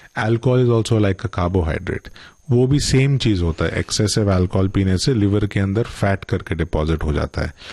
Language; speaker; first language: Hindi; non-native, local second language; Gujarati